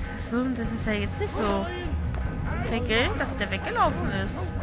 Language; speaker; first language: German; native; German